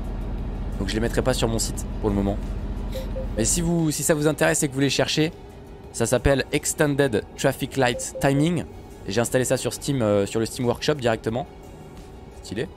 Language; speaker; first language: French; native; French